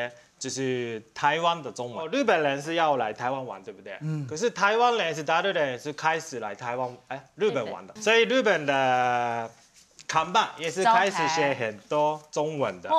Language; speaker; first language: Chinese; non-native, learner; Japanese